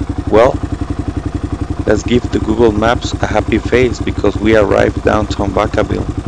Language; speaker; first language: English; non-native, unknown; Spanish